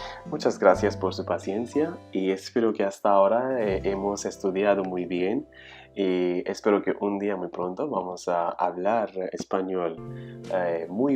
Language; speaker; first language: Spanish; non-native, fluent; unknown